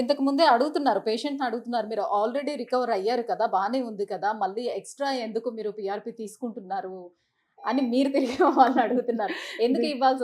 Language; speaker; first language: Telugu; native; Telugu